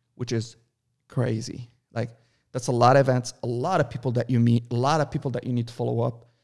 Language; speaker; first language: English; non-native, fluent; Arabic